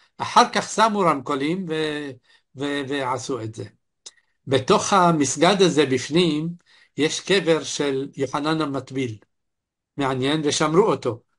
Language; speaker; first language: Hebrew; non-native, fluent; Arabic